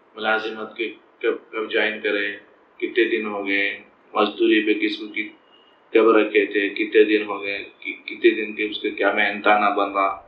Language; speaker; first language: Urdu; native; Urdu